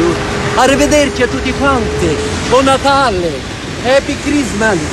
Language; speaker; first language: Italian; non-native, fluent; Portuguese